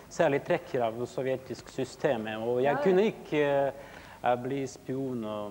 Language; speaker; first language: Swedish; non-native, learner; Russian